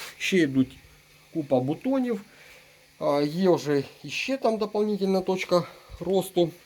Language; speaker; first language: Ukrainian; non-native, local second language; Russian